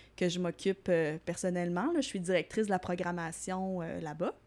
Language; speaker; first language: French; native; French